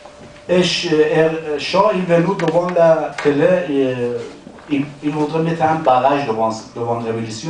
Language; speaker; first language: French; non-native, learner; Persian